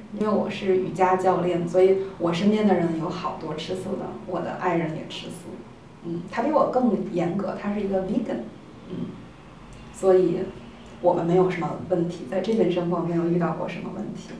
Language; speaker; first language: Chinese; native; Chinese